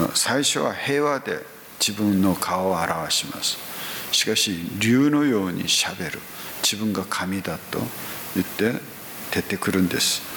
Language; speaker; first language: Japanese; non-native, fluent; Korean